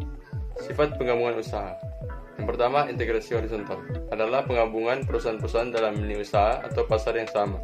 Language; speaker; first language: Indonesian; native; Indonesian